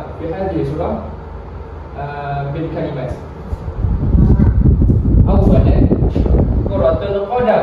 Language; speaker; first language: Arabic; non-native, learner; Malay